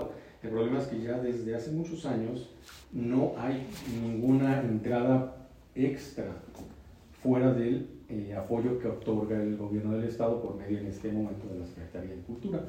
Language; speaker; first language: Spanish; native; Spanish